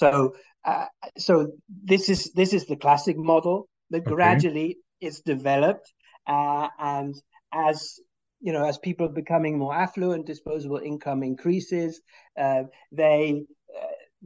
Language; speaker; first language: English; native; English